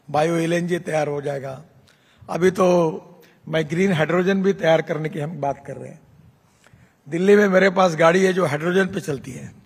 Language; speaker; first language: Hindi; non-native, local second language; Marathi